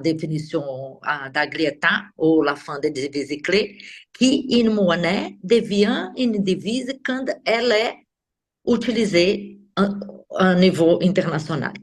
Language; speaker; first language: French; non-native, fluent; Portuguese